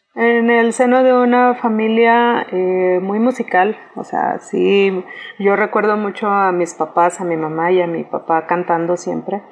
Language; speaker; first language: Spanish; native; Spanish